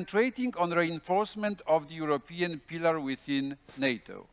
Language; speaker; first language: English; non-native, fluent; Polish